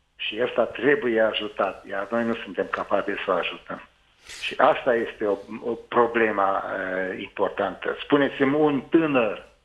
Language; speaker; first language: Romanian; non-native, local second language; Hungarian